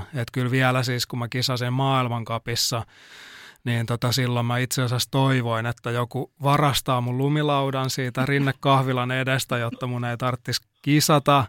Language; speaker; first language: Finnish; native; Finnish